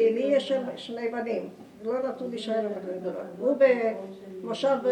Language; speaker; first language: Hebrew; non-native, fluent; Spanish